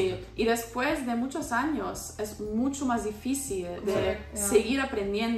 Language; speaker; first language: Spanish; non-native, fluent; German